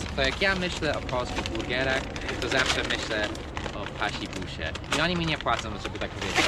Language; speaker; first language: Polish; non-native, fluent; English